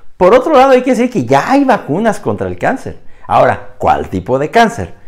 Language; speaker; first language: Spanish; native; Spanish